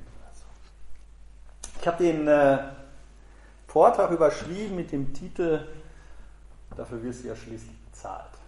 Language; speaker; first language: German; native; German